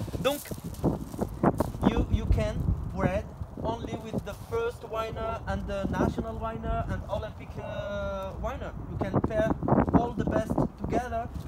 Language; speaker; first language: English; non-native, learner; French